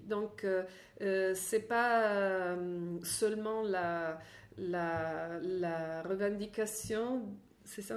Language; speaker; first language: French; non-native, fluent; Italian